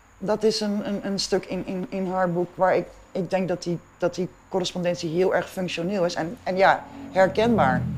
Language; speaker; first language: Dutch; non-native, local second language; Papiamento